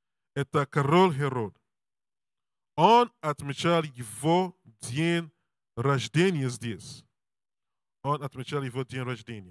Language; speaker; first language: Russian; non-native, learner; English